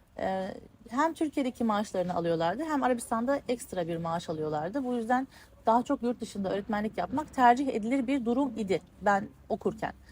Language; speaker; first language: Turkish; native; Turkish